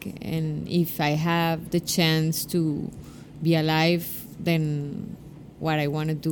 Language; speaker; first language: English; non-native, fluent; Spanish